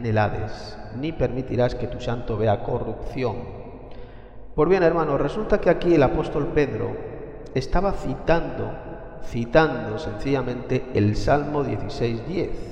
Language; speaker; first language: Spanish; native; Spanish